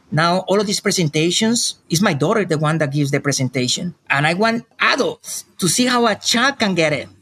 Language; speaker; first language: English; non-native, fluent; Spanish